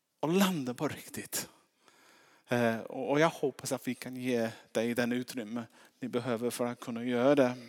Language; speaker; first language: Swedish; non-native, fluent; English